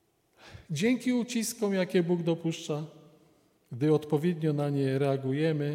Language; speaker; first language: Polish; native; Polish